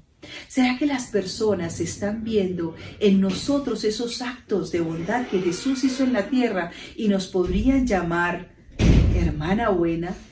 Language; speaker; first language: Spanish; native; Spanish